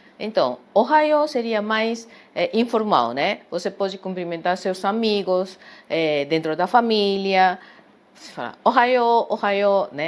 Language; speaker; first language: Portuguese; non-native, fluent; Japanese